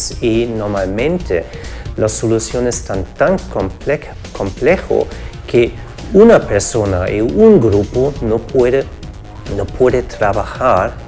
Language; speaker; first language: Spanish; non-native, fluent; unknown